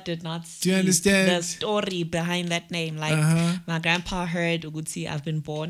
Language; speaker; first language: English; non-native, local second language; Zulu